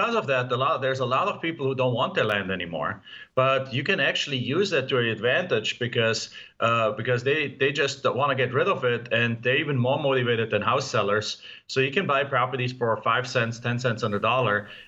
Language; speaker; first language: English; non-native, fluent; German